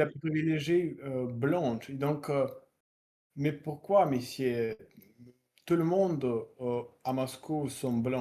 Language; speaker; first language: French; non-native, learner; Russian